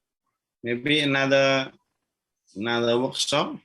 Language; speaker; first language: English; non-native, learner; Malay